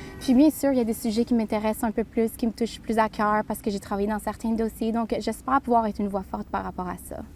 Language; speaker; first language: French; early bilingual, other home language; Spanish